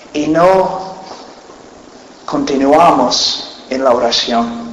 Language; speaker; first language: Spanish; non-native, fluent; English